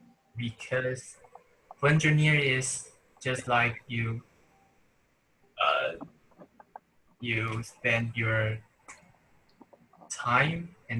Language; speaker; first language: English; non-native, learner; Chinese